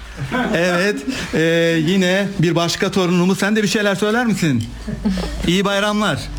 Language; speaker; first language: Turkish; native; Turkish